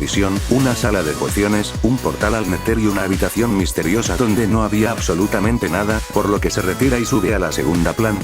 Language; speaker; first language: Spanish; native; Spanish